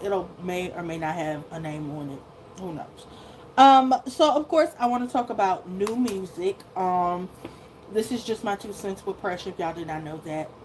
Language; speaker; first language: English; native; English